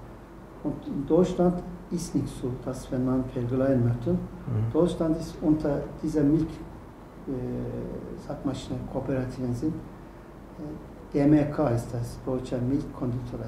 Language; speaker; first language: German; non-native, learner; Turkish